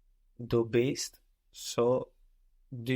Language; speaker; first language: German; non-native, learner; English